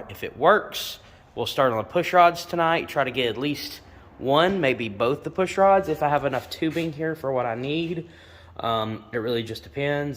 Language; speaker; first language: English; native; English